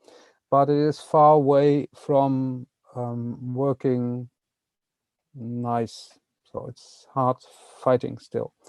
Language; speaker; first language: English; non-native, fluent; Dutch